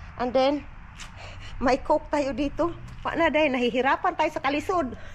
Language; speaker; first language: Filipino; non-native, local second language; Cebuano